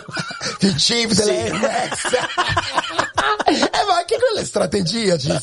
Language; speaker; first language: Italian; native; Italian